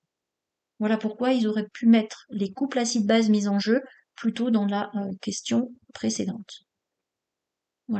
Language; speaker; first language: French; native; French